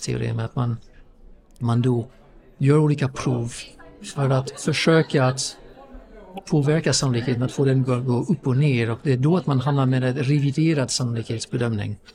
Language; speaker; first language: Swedish; non-native, fluent; English